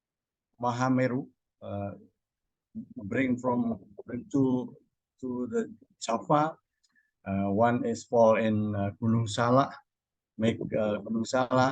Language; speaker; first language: English; non-native, learner; Indonesian